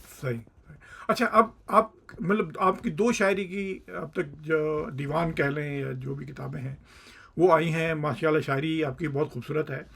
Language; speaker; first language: Urdu; native; Urdu